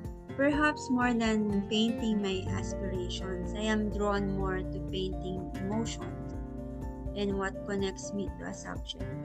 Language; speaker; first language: English; non-native, local second language; Iloko